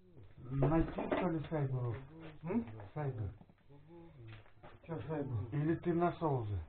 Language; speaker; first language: Russian; native; Russian